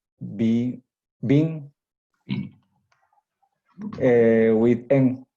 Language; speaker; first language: English; non-native, learner; Spanish